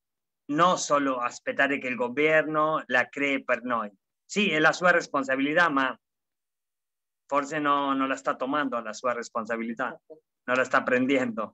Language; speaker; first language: Italian; non-native, fluent; Spanish